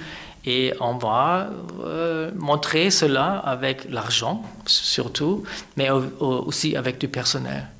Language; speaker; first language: French; non-native, fluent; German